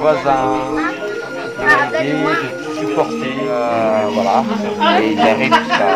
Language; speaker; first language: French; non-native, fluent; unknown